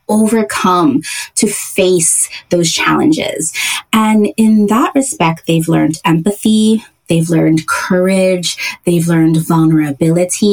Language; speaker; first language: English; native; English